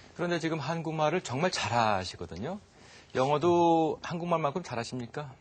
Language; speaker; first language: Korean; native; Korean